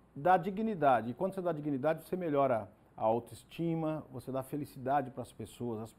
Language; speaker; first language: Portuguese; native; Portuguese